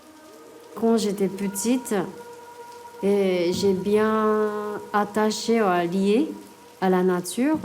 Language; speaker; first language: French; non-native, learner; Japanese